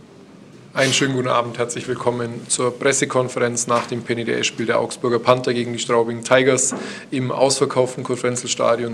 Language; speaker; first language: German; native; German